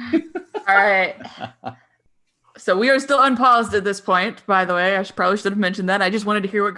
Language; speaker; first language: English; native; English